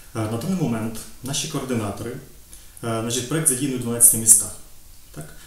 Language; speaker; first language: Ukrainian; native; Ukrainian